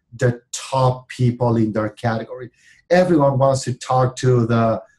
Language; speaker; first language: English; non-native, fluent; Spanish